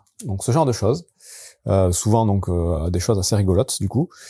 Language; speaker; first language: French; native; French